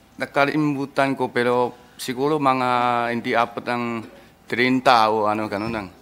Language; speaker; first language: Filipino; early bilingual, other home language; Min Nan Chinese